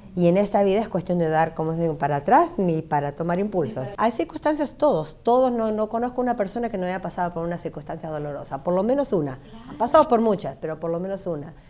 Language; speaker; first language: Spanish; native; Spanish